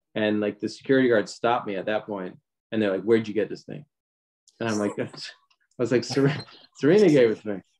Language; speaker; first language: English; native; English